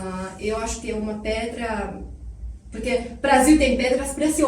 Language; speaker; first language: Portuguese; non-native, fluent; Chinese